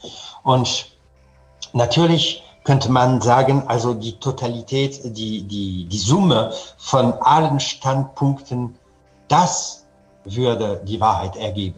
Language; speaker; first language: German; non-native, fluent; French